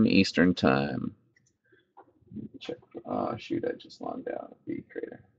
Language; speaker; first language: English; native; English